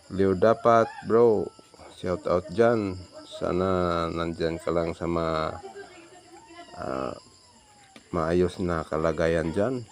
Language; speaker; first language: Filipino; non-native, local second language; Cebuano